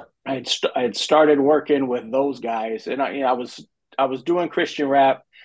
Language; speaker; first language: English; native; English